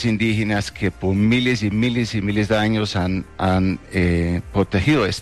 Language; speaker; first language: Spanish; non-native, fluent; Dutch